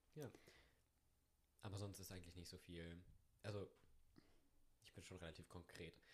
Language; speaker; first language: German; native; German